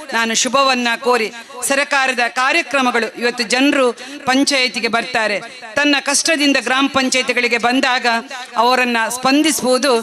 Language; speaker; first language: Kannada; native; Kannada